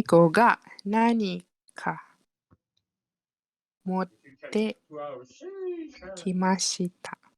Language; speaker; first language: Japanese; non-native, learner; Malay